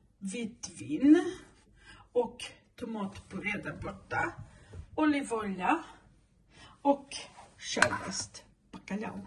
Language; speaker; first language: Swedish; non-native, fluent; Portuguese